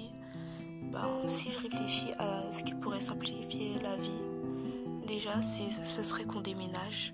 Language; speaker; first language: French; native; French